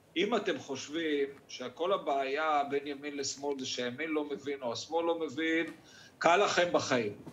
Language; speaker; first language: Hebrew; native; Hebrew